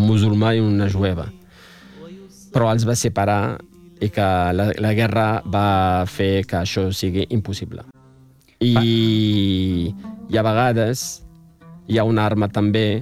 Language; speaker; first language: Catalan; non-native, fluent; Riffian